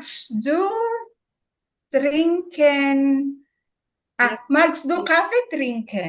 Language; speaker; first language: German; non-native, learner; Filipino